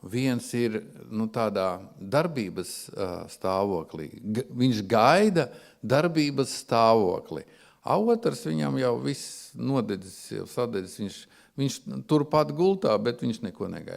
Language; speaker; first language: Latvian; non-native, local second language; Russian